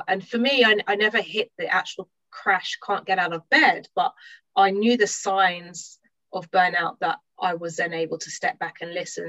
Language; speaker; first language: English; native; English